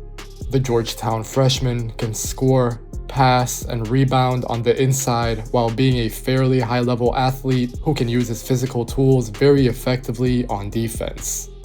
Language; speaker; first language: English; native; English